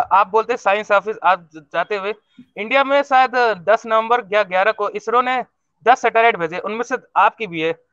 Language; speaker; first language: Hindi; native; Hindi